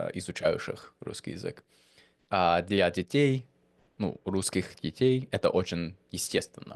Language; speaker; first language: Russian; non-native, fluent; English